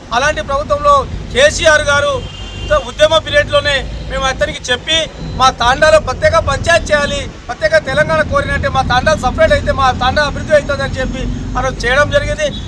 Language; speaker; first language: Telugu; non-native, local second language; Lambadi